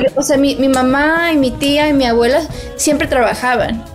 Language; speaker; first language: Spanish; early bilingual, heritage; Spanish